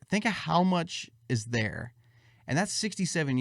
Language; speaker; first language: English; native; English